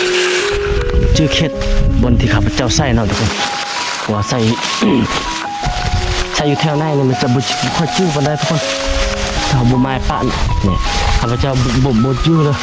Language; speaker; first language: Thai; non-native, local second language; Lao